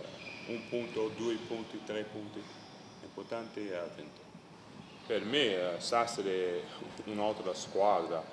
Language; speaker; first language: Italian; non-native, learner; English